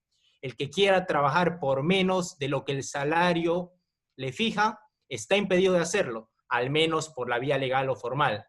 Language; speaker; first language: Spanish; native; Spanish